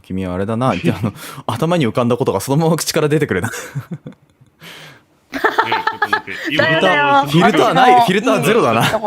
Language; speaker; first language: Japanese; native; Japanese